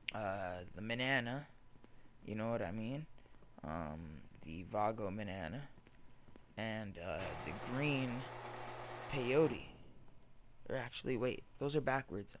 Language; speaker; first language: English; native; English